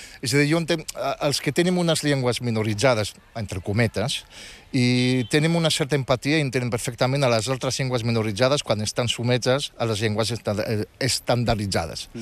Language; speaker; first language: Catalan; non-native, fluent; Riffian